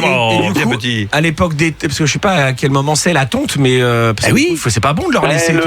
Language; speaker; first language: French; native; French